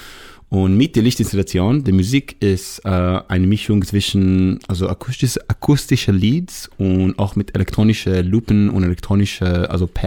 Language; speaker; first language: German; non-native, learner; Hebrew